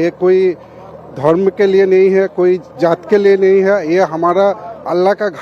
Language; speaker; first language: Hindi; non-native, local second language; Bangla